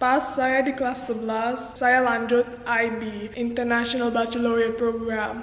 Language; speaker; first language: Indonesian; non-native, local second language; English